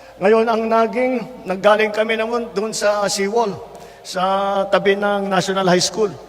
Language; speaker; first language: Filipino; native; Filipino